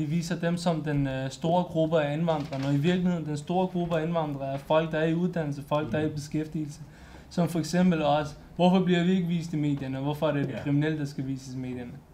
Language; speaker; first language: Danish; early bilingual, other home language; Turkish